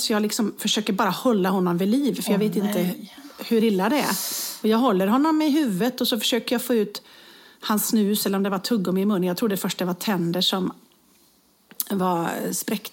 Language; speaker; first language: Swedish; native; Swedish